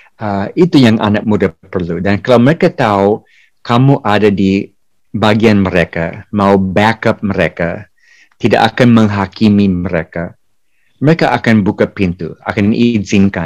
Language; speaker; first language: Indonesian; non-native, fluent; English